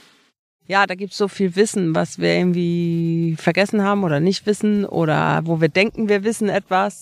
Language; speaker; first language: German; native; German